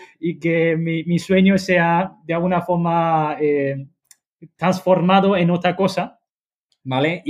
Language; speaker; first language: Spanish; non-native, fluent; Chinese